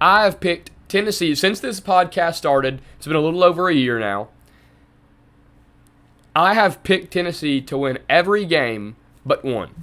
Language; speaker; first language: English; native; English